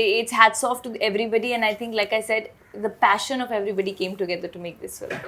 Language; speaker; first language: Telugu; non-native, fluent; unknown